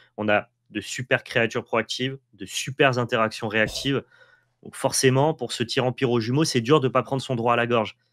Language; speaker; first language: French; native; French